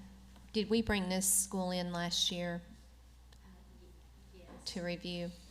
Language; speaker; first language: English; native; English